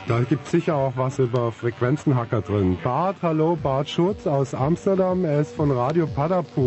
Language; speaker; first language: German; native; German